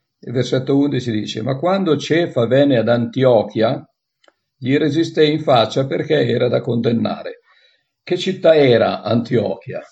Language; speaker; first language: Italian; native; Italian